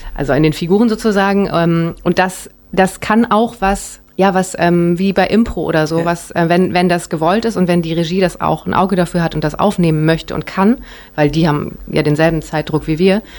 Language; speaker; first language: German; native; German